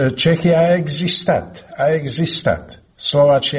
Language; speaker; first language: Romanian; non-native, learner; Slovak